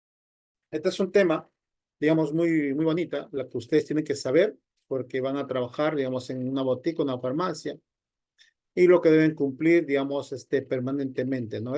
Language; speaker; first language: Spanish; native; Spanish